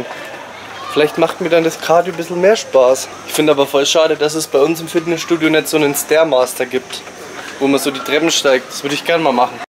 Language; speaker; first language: German; native; German